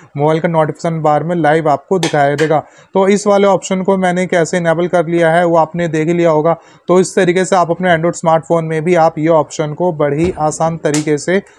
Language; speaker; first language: Hindi; native; Hindi